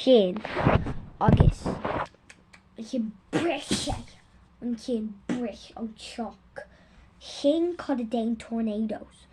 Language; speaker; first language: Irish; non-native, local second language; English